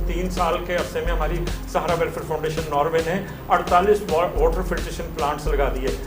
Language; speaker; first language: Urdu; non-native, local second language; Punjabi